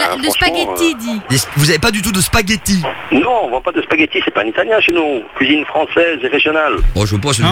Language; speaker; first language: French; native; French